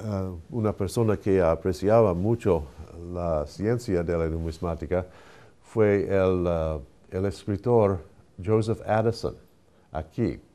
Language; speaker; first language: Spanish; non-native, fluent; English